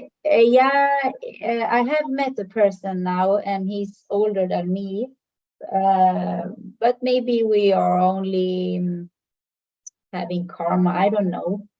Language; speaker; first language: English; non-native, fluent; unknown